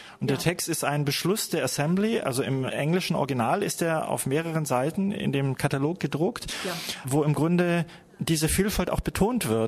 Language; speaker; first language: German; native; German